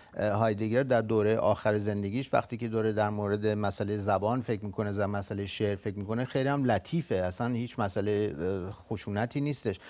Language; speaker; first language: Persian; native; Persian